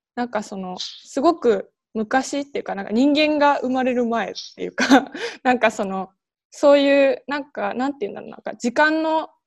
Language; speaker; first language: Japanese; native; Japanese